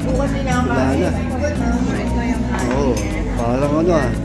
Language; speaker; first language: Filipino; native; Filipino